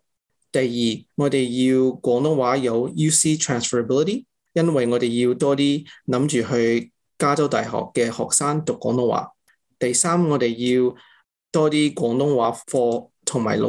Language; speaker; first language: Cantonese; early bilingual, heritage; English